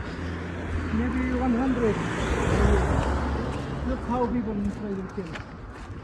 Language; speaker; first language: English; non-native, learner; Arabic